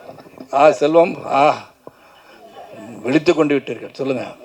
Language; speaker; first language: Tamil; native; Tamil